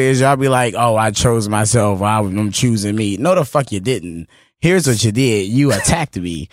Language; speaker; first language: English; native; English